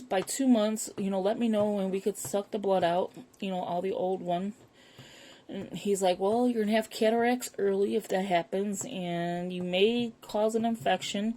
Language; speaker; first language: English; native; English